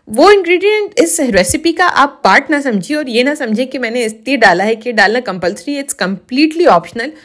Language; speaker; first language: Urdu; native; Urdu